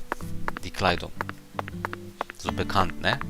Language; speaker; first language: German; non-native, fluent; Japanese